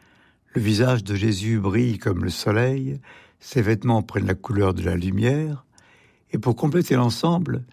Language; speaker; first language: French; native; French